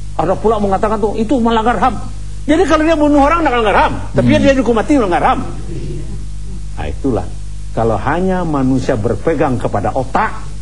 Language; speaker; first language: Indonesian; non-native, local second language; Minangkabau